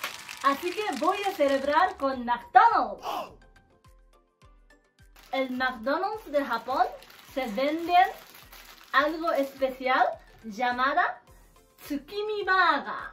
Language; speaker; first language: Spanish; non-native, learner; Japanese